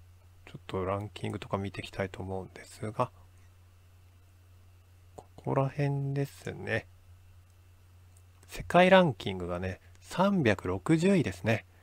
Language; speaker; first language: Japanese; native; Japanese